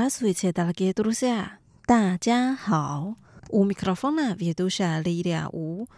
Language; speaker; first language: Russian; non-native, learner; Chinese